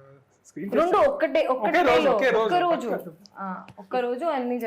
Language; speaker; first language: Telugu; non-native, fluent; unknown